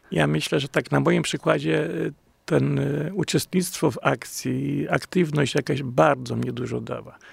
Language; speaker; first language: Polish; native; Polish